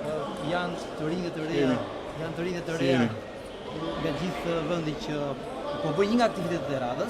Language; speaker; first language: Albanian; native; Albanian